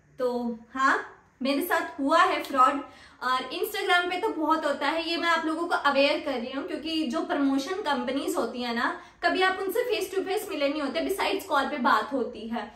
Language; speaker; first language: Hindi; non-native, local second language; Punjabi